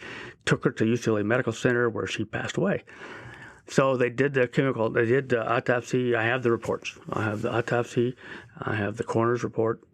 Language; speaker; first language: English; native; English